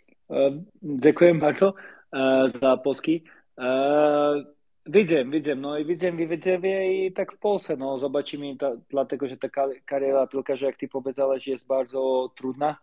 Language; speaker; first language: Polish; non-native, learner; Slovak